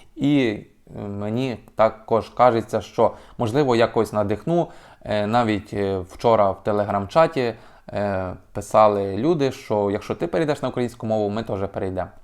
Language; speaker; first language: Ukrainian; native; Ukrainian